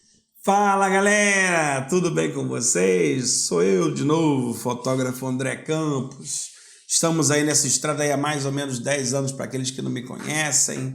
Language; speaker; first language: Portuguese; native; Portuguese